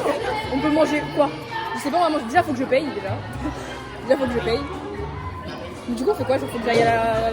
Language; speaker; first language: French; native; French